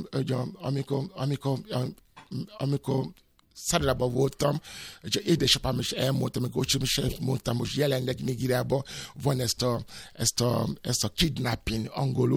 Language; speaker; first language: Hungarian; non-native, fluent; Yoruba